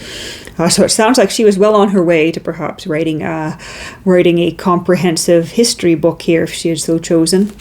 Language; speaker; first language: English; native; English